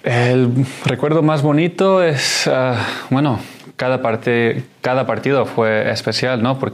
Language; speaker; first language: Spanish; early bilingual, heritage; Spanish